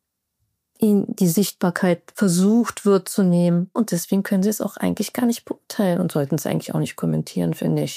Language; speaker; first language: German; native; German